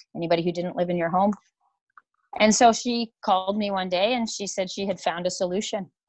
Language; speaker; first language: English; native; English